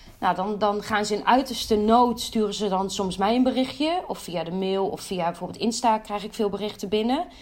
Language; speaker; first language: Dutch; native; Dutch